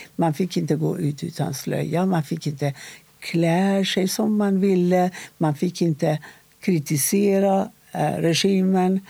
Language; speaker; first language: Swedish; non-native, fluent; Persian